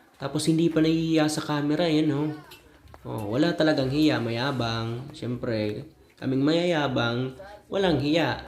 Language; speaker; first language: Filipino; non-native, local second language; Bikol